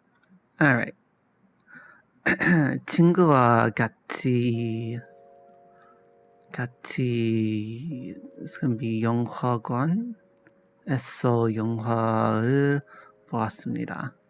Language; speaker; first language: Korean; non-native, learner; English